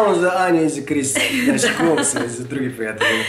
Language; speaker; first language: Bulgarian; native; Bulgarian